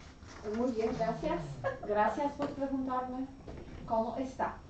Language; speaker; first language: Spanish; non-native, learner; English